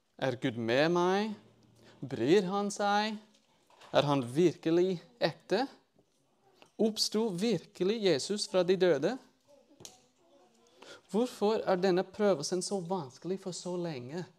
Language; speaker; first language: Norwegian; non-native, fluent; English